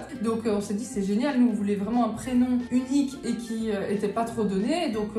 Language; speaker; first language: French; native; French